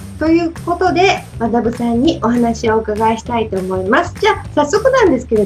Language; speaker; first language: Japanese; native; Japanese